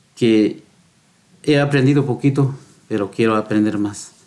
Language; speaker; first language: Spanish; native; Spanish